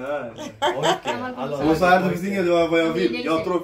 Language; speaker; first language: Swedish; non-native, fluent; Bangla